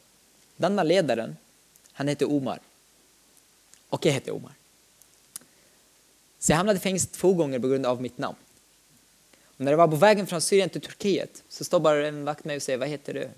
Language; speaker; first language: Swedish; non-native, fluent; Arabic